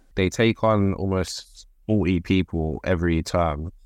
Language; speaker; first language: English; native; English